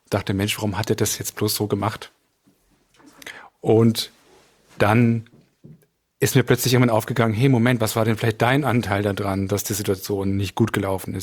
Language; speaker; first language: German; native; German